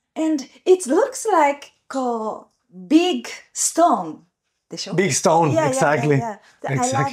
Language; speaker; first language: English; non-native, learner; Japanese